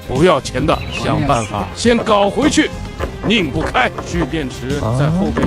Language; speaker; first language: Chinese; native; Chinese